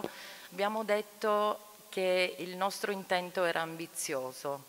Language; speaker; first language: Italian; native; Italian